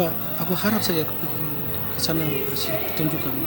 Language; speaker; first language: Indonesian; early bilingual, heritage; Indonesian